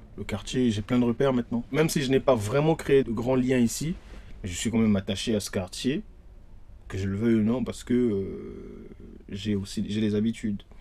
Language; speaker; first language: French; non-native, local second language; Lingala